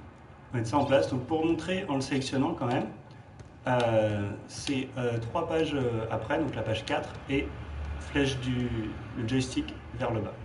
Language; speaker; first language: French; native; French